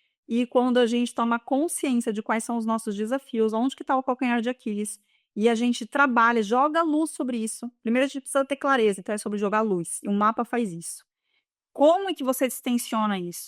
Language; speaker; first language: Portuguese; native; Portuguese